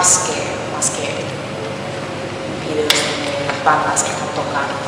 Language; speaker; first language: Spanish; non-native, fluent; Finnish